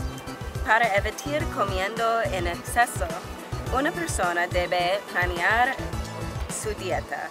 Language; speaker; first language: Spanish; non-native, learner; English